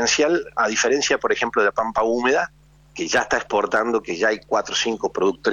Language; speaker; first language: Spanish; native; Spanish